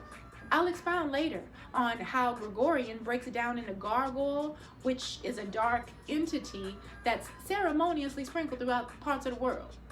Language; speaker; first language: English; native; English